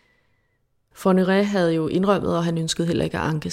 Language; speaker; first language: Danish; native; Danish